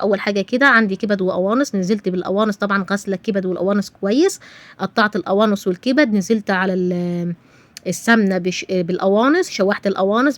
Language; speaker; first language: Arabic; native; Arabic